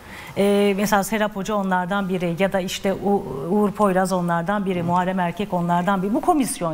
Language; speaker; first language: Turkish; native; Turkish